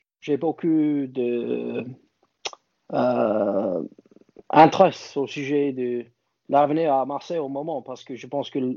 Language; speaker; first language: French; non-native, fluent; English